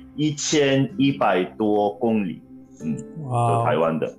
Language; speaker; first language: Chinese; non-native, fluent; Korean